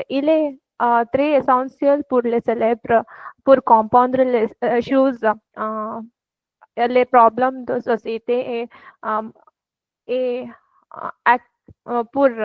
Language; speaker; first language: French; non-native, learner; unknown